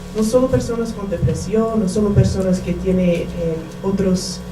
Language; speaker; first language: Spanish; non-native, learner; English